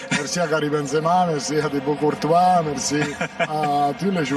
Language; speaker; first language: French; non-native, learner; Italian